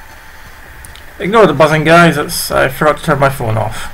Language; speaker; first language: English; native; English